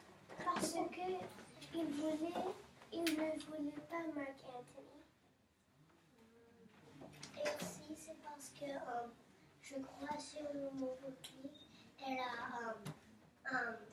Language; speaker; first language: French; non-native, learner; English